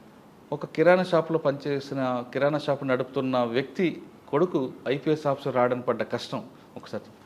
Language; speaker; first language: Telugu; native; Telugu